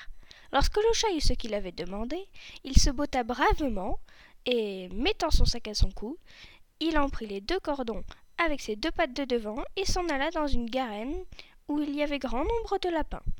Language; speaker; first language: French; native; French